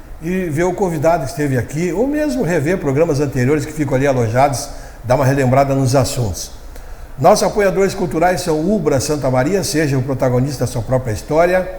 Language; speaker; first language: Portuguese; native; Portuguese